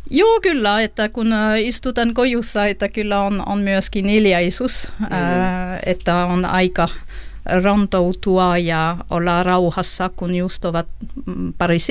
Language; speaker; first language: Finnish; non-native, learner; French